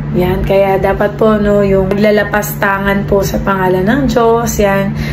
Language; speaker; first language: Filipino; native; Filipino